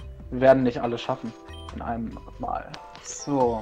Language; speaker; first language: German; native; German